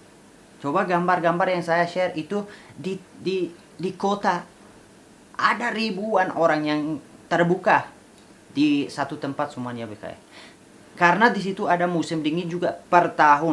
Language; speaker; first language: Indonesian; non-native, fluent; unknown